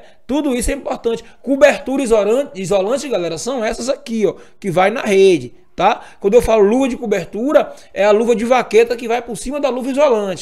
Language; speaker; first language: Portuguese; native; Portuguese